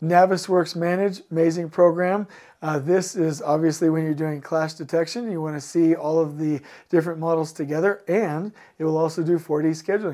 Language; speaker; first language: English; native; English